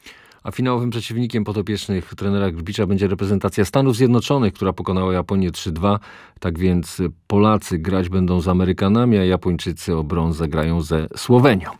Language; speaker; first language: Polish; native; Polish